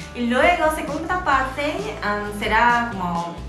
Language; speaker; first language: Spanish; non-native, fluent; Chinese